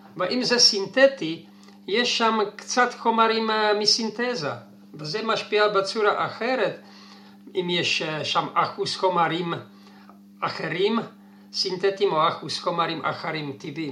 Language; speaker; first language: Hebrew; non-native, fluent; Czech